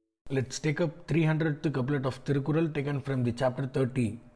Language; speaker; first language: English; non-native, local second language; Tamil